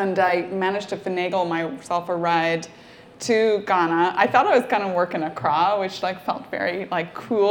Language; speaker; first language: English; native; English